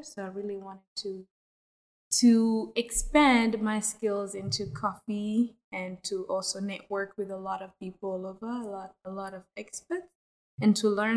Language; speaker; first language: English; non-native, local second language; Kinyarwanda